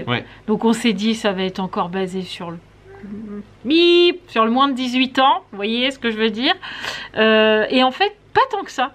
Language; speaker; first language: French; native; French